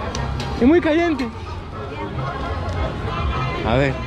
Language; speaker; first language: Spanish; non-native, learner; Greek